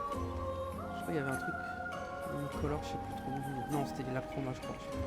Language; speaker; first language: French; native; French